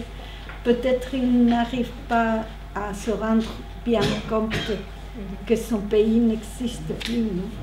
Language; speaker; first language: French; non-native, learner; Spanish